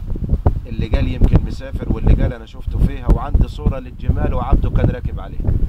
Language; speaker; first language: Arabic; native; Arabic